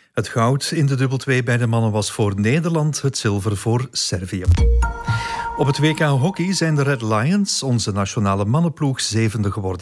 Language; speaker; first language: Dutch; native; Dutch